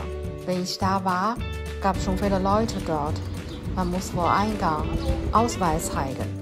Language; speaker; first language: German; non-native, learner; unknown